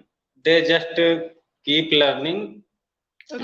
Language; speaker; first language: English; non-native, learner; Hindi